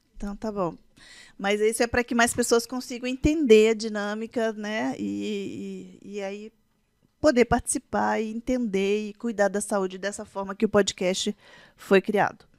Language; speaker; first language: Portuguese; native; Portuguese